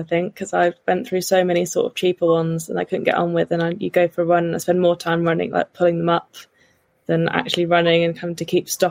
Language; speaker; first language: English; native; English